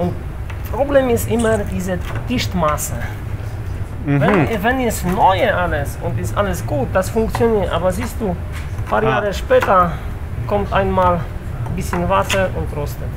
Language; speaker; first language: German; non-native, learner; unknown